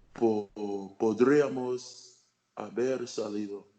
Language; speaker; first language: Spanish; non-native, learner; English